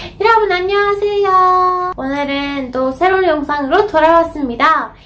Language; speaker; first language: Korean; non-native, fluent; Persian